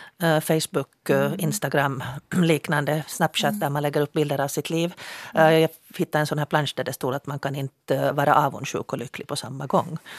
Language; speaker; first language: Swedish; native; Swedish